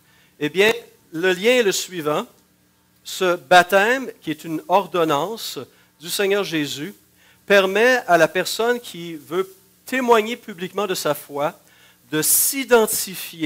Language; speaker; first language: French; native; French